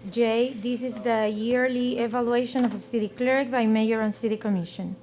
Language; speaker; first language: English; non-native, fluent; Spanish